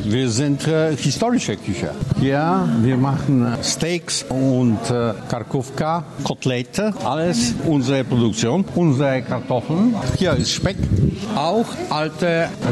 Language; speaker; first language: German; non-native, learner; Polish